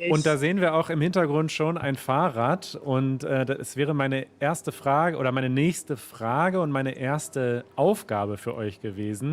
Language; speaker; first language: German; native; German